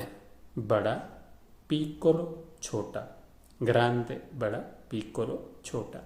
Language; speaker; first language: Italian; non-native, fluent; Urdu